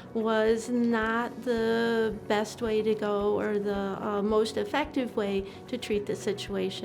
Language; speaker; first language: English; native; English